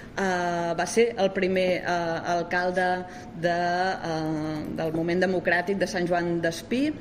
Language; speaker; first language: Catalan; native; Catalan